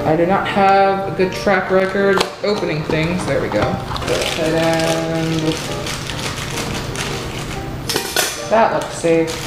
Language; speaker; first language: English; native; English